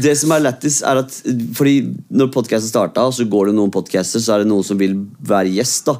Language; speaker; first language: Norwegian; early bilingual, other home language; Kurdish